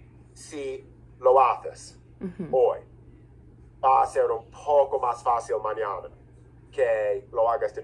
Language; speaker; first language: Spanish; non-native, fluent; English